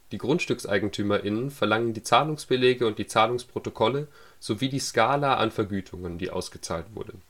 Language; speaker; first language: German; native; German